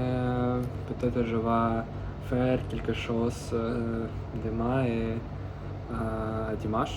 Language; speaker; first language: French; non-native, learner; Russian